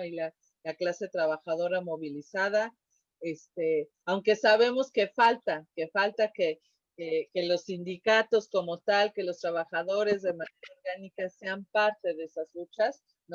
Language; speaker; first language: Spanish; native; Spanish